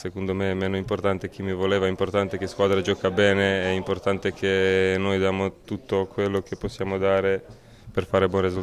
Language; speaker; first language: Italian; non-native, learner; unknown